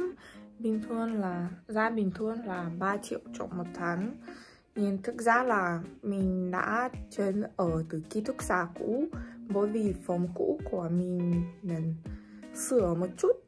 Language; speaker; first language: Vietnamese; non-native, fluent; Russian